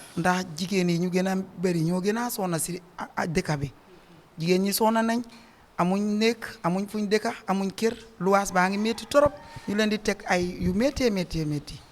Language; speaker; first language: Wolof; non-native, local second language; Serer